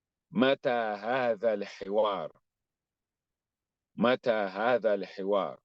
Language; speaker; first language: Arabic; non-native, fluent; English